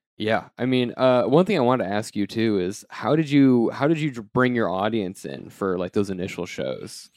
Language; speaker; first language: English; native; English